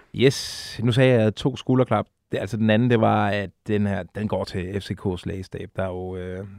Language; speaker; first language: Danish; native; Danish